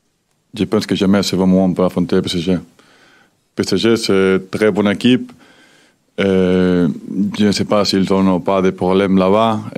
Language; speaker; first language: French; non-native, fluent; Spanish